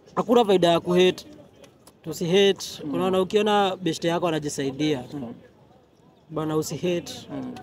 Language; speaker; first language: Swahili; non-native, local second language; Kikuyu